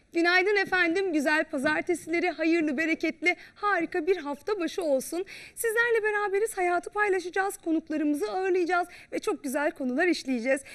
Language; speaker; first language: Turkish; native; Turkish